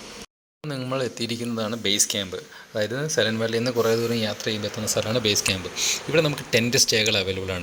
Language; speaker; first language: Malayalam; native; Malayalam